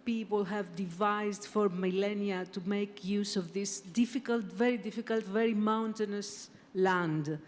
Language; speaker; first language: English; non-native, fluent; Greek